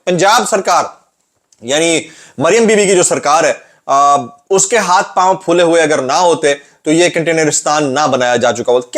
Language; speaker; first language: Urdu; native; Urdu